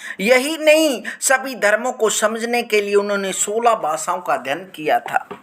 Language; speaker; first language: Hindi; native; Hindi